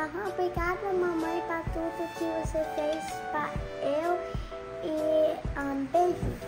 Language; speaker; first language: Portuguese; early bilingual, heritage; Portuguese